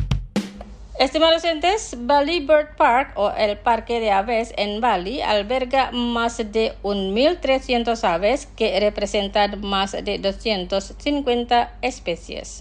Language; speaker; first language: Spanish; non-native, fluent; Indonesian